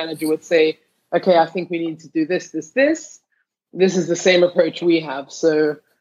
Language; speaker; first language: English; native; English